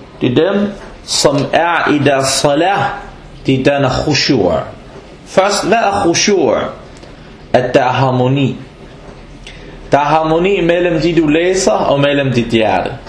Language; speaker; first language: Danish; non-native, fluent; Arabic